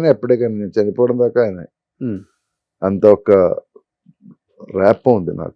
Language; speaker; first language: Telugu; non-native, fluent; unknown